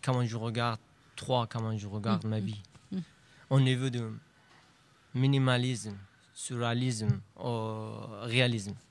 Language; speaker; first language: French; non-native, learner; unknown